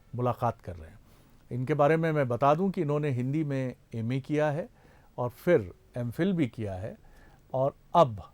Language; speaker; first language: Hindi; native; Hindi